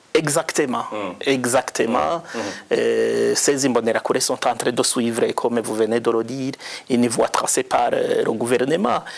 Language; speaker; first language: French; non-native, local second language; Rundi